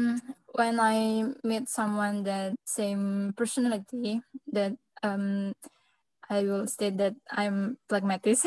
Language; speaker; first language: English; non-native, learner; Indonesian